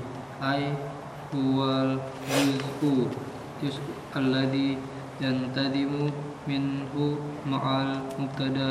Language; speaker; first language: Arabic; non-native, learner; Indonesian